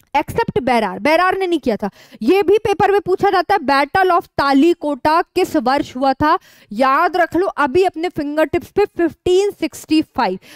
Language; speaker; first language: Hindi; native; Hindi